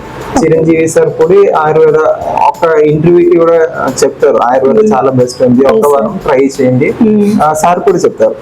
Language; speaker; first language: Telugu; non-native, learner; Malayalam